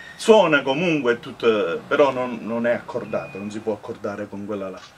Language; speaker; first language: Italian; native; Italian